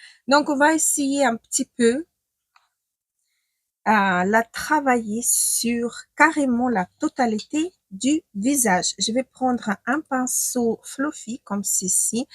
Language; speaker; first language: French; non-native, fluent; Ukrainian